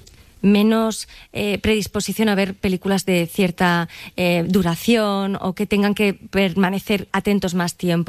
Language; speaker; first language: Spanish; native; Spanish